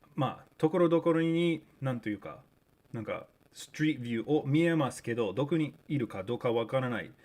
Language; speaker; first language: Japanese; early bilingual, other home language; English